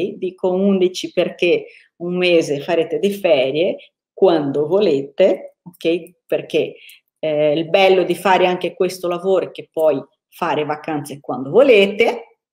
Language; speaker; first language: Italian; non-native, fluent; Portuguese